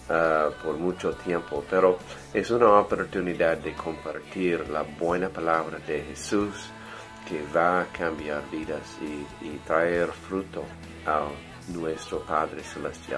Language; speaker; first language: Spanish; non-native, learner; English